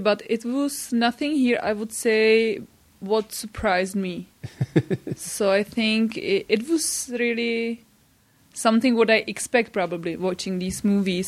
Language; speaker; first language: English; non-native, fluent; Czech